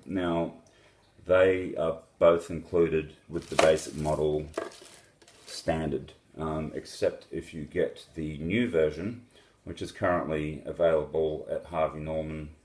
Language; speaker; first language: English; native; English